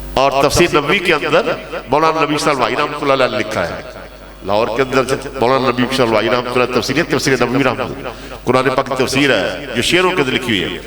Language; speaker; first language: Urdu; non-native, local second language; Punjabi